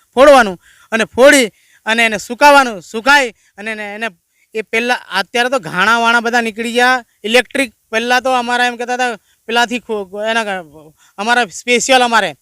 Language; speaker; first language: Gujarati; non-native, local second language; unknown